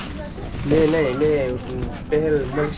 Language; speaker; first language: Hindi; non-native, learner; Nepali